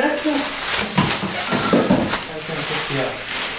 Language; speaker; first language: English; non-native, learner; Turkish